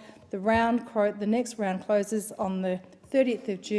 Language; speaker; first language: English; native; English